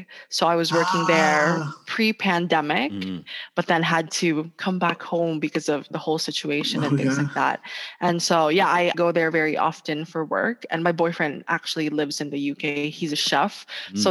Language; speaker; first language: English; non-native, local second language; Hiligaynon